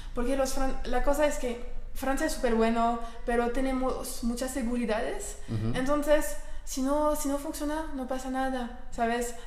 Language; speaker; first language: Spanish; non-native, fluent; French